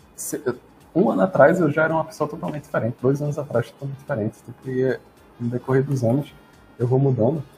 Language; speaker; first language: Portuguese; native; Portuguese